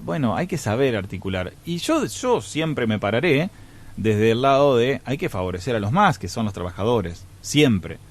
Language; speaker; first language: Spanish; native; Spanish